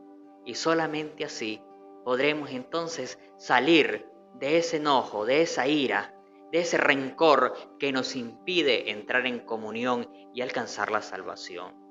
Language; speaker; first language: Spanish; native; Spanish